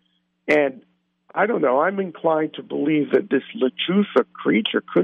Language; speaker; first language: English; native; English